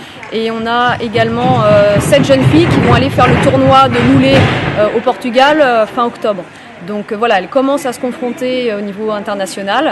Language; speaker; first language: French; native; French